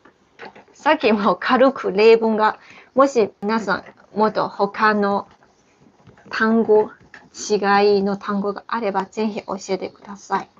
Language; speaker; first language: Japanese; non-native, fluent; Chinese